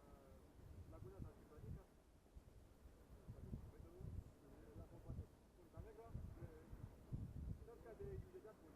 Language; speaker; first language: Spanish; non-native, learner; French